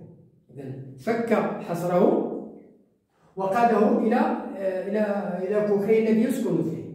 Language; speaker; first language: Arabic; native; Arabic